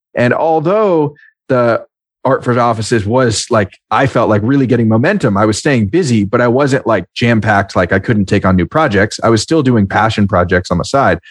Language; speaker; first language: English; native; English